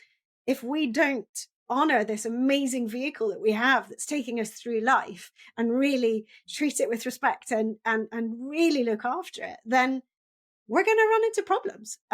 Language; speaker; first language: English; native; English